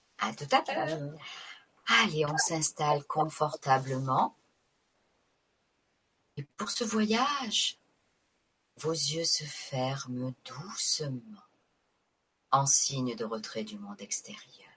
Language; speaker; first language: French; native; French